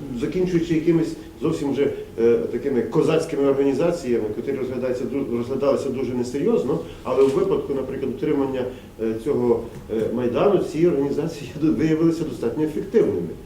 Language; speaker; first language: Ukrainian; native; Ukrainian